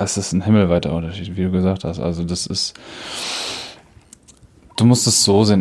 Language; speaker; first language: German; native; German